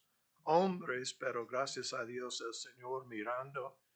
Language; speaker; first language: Spanish; non-native, fluent; English